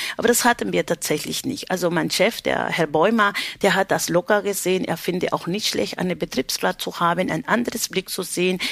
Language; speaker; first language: German; non-native, fluent; Spanish